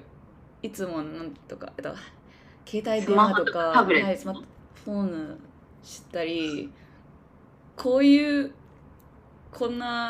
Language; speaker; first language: Japanese; non-native, learner; English